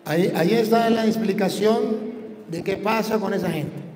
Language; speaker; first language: Spanish; native; Spanish